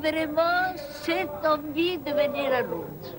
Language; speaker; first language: French; non-native, fluent; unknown